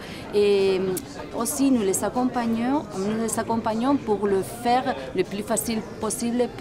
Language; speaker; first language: French; non-native, fluent; Spanish